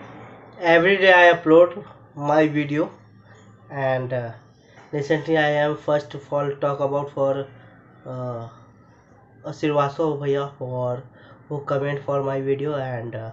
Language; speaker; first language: English; non-native, learner; Bangla